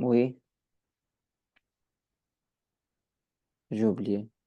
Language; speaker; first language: French; non-native, learner; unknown